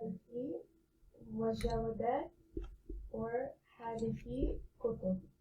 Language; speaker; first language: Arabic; non-native, learner; English